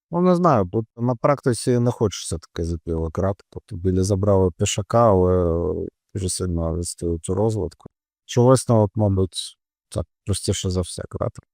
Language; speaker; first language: Ukrainian; non-native, local second language; Russian